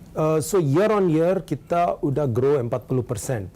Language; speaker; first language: Indonesian; non-native, learner; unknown